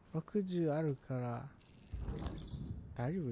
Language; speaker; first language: Japanese; non-native, learner; English